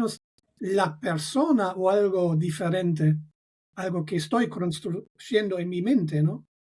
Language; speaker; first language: Spanish; non-native, fluent; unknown